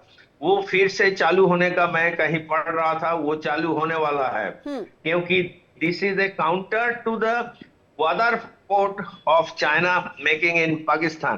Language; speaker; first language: Hindi; non-native, local second language; Bangla